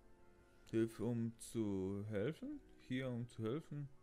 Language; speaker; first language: German; non-native, learner; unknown